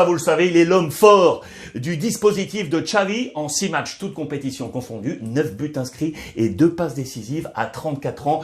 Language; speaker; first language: French; native; French